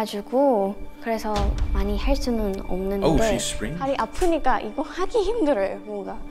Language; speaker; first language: Korean; non-native, fluent; Thai